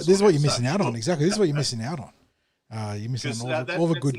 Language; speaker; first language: English; native; English